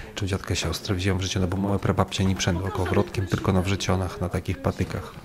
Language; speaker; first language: Polish; early bilingual, heritage; Polish